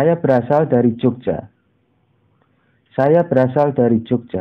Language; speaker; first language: Indonesian; native; Indonesian